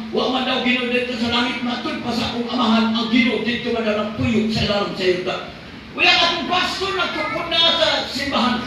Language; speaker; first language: Cebuano; non-native, local second language; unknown